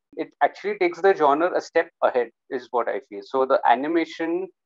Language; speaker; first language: English; non-native, local second language; Hindi